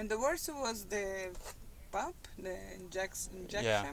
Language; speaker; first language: English; non-native, learner; Portuguese